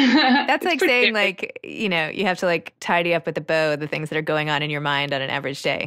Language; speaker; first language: English; native; English